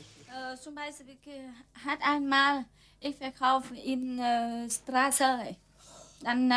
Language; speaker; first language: German; non-native, learner; Vietnamese